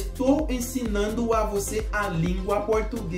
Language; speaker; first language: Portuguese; non-native, learner; Haitian Creole